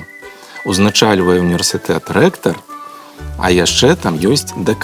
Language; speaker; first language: Belarusian; native; Belarusian